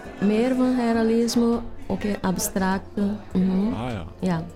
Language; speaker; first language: Dutch; non-native, learner; Portuguese